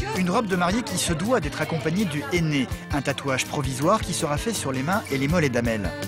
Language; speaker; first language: French; native; French